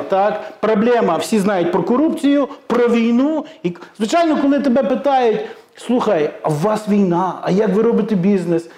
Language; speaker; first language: Ukrainian; native; Ukrainian